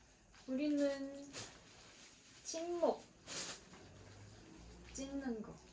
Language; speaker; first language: Korean; non-native, fluent; Japanese